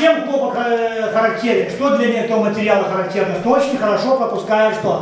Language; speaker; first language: Russian; native; Russian